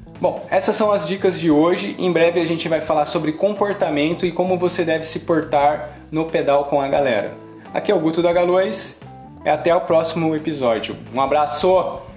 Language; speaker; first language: Portuguese; native; Portuguese